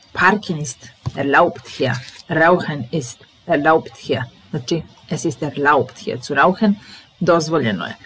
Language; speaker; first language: German; non-native, fluent; Serbian